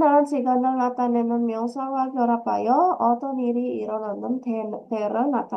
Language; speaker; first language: Korean; non-native, fluent; Indonesian